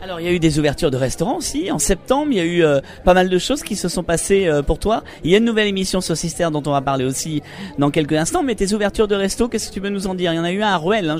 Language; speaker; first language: French; native; French